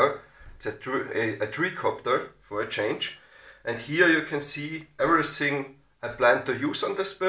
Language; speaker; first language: English; non-native, fluent; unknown